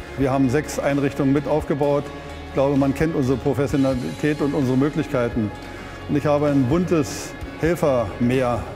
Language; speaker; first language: German; native; German